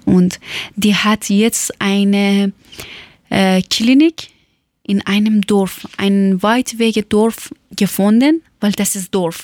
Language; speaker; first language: German; non-native, fluent; Persian